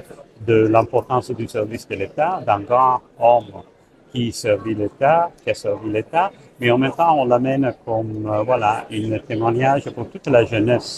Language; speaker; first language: French; non-native, fluent; Italian